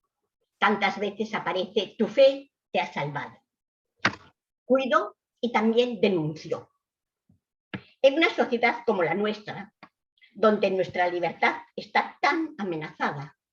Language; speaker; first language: Spanish; native; Spanish